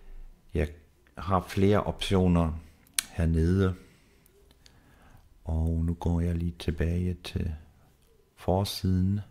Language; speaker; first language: Danish; non-native, fluent; German